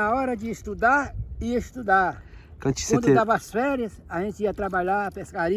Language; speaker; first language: Portuguese; native; Portuguese